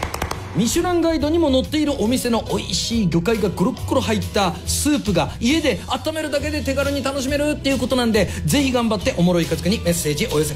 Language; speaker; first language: Japanese; native; Japanese